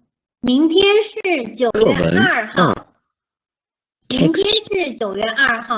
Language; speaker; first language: Chinese; non-native, fluent; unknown